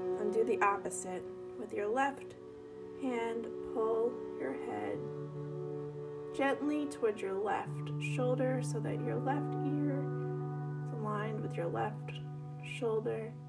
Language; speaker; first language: English; native; English